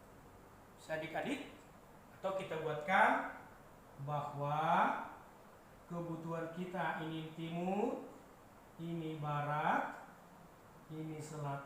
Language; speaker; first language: Indonesian; native; Indonesian